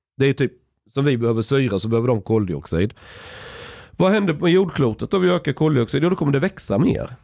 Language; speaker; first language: Swedish; native; Swedish